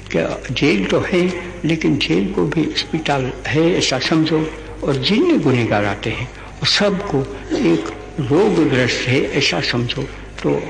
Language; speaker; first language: Hindi; non-native, local second language; Gujarati